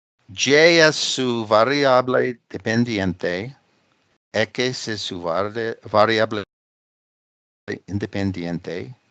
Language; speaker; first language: Spanish; non-native, fluent; English